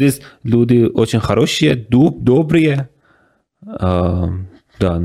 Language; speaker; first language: Russian; non-native, learner; Persian